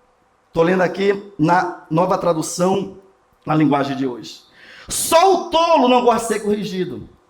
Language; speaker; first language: Portuguese; native; Portuguese